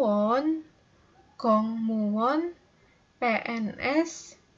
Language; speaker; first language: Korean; non-native, learner; Indonesian